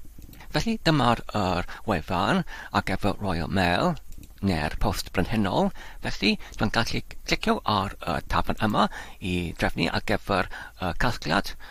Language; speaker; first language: Welsh; non-native, learner; English